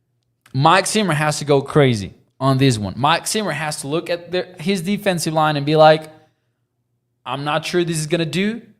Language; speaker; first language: English; native; English